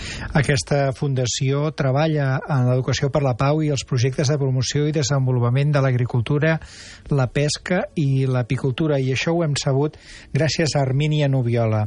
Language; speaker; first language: Catalan; native; Catalan